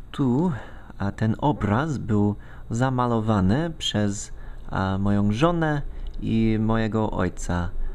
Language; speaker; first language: Polish; non-native, fluent; English